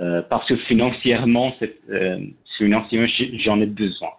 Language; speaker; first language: French; non-native, fluent; Persian